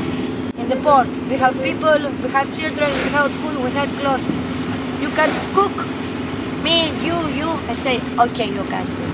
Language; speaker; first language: English; non-native, local second language; Greek